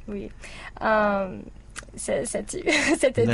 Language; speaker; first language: French; non-native, learner; English